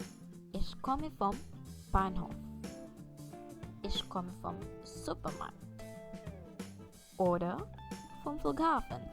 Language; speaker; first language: German; non-native, fluent; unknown